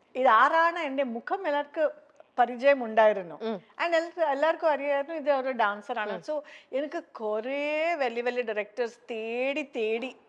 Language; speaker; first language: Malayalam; non-native, local second language; Tamil